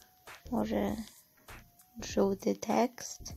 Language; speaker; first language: Polish; early bilingual, heritage; Polish